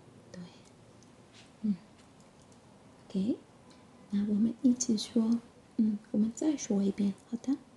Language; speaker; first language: Chinese; non-native, learner; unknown